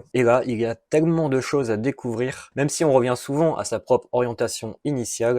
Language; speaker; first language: French; native; French